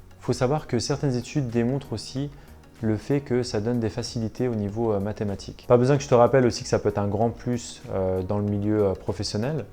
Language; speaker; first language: French; native; French